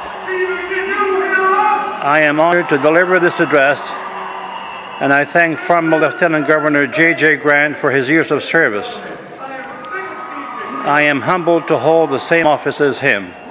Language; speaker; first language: English; native; English